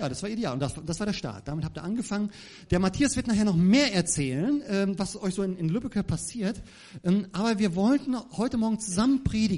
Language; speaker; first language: German; native; German